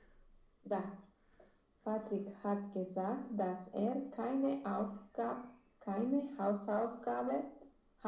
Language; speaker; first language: German; non-native, learner; Romanian